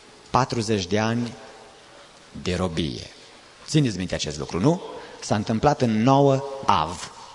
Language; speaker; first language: Romanian; native; Romanian